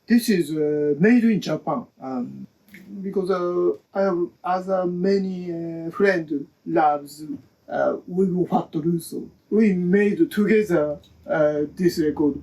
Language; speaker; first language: English; non-native, learner; Japanese